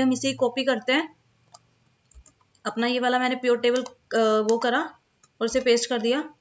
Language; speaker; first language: Hindi; native; Hindi